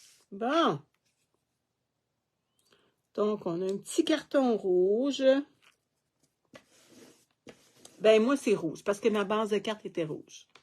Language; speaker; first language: French; native; French